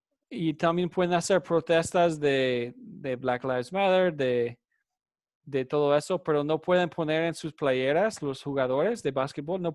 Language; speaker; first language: Spanish; non-native, fluent; English